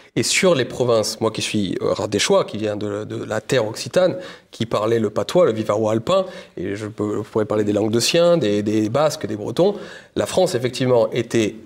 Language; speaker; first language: French; native; French